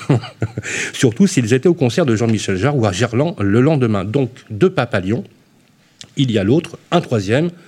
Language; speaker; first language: French; native; French